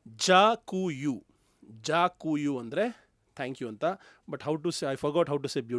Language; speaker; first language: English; non-native, local second language; Kannada